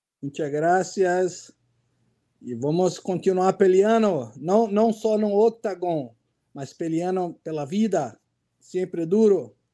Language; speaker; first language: Spanish; non-native, learner; Portuguese